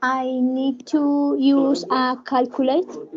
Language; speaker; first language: English; non-native, learner; Spanish